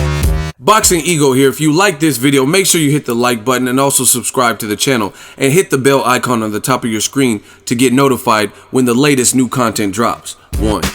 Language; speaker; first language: English; native; English